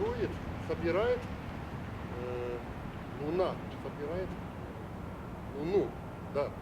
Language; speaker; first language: Russian; non-native, learner; Chinese